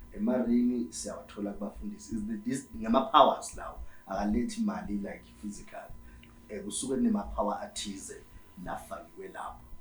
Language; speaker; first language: Zulu; native; Zulu